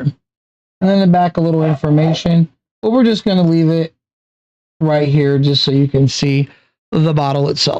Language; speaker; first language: English; native; English